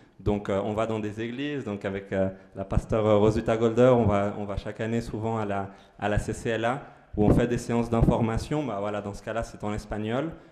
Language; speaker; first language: French; non-native, fluent; Spanish